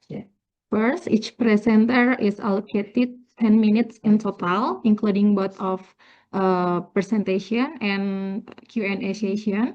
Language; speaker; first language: English; non-native, learner; Indonesian